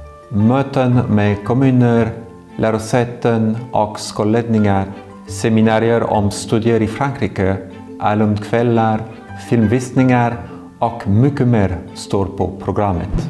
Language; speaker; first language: Swedish; non-native, fluent; French